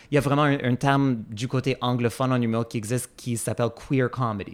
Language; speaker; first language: French; non-native, fluent; English